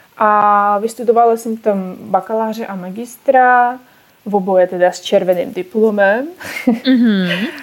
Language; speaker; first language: Czech; non-native, fluent; Russian